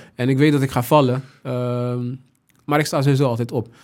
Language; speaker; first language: Dutch; native; Dutch